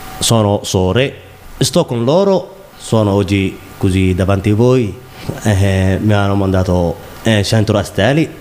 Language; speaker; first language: Italian; non-native, learner; Somali